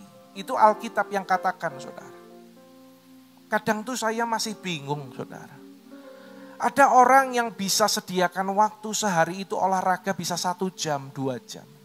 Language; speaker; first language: Indonesian; native; Indonesian